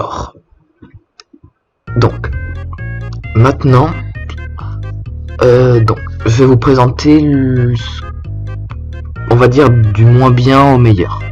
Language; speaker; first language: French; native; French